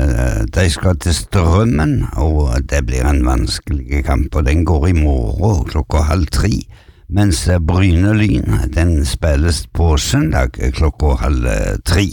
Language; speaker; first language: Norwegian; native; Norwegian